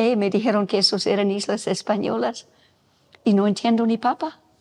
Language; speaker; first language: Spanish; non-native, fluent; English